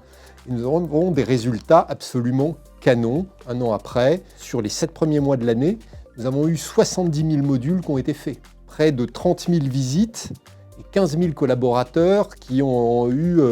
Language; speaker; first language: French; native; French